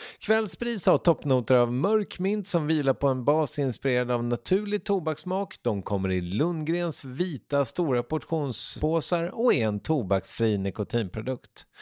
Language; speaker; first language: Swedish; native; Swedish